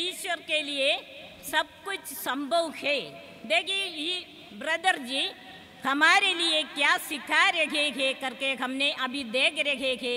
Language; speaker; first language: Hindi; non-native, local second language; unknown